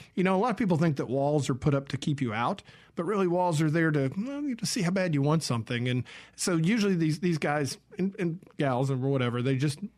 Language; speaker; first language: English; native; English